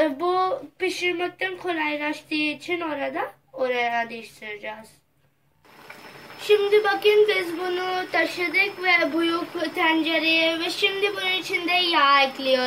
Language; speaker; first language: Turkish; non-native, fluent; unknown